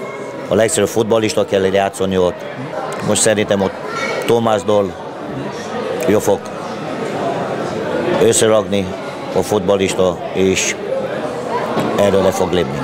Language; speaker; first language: Hungarian; non-native, fluent; Romanian